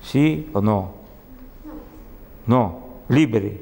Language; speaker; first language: Italian; non-native, learner; Russian